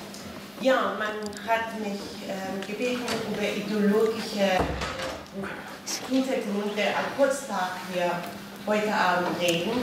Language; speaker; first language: German; non-native, fluent; Persian